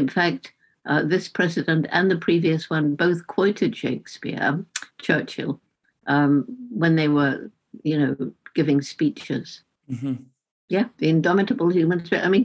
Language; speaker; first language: English; native; English